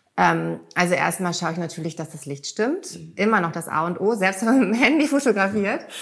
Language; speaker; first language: German; early bilingual, heritage; German